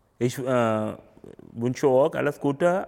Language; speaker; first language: German; non-native, learner; Tamil